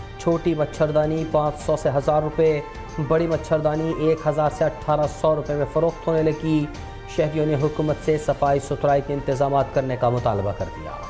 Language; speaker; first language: Urdu; native; Urdu